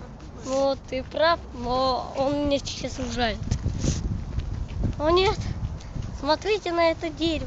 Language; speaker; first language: Russian; non-native, local second language; Kazakh